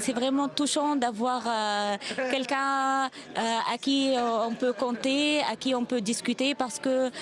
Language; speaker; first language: French; non-native, fluent; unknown